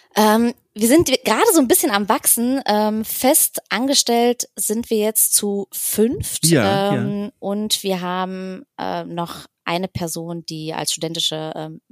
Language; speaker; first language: German; native; German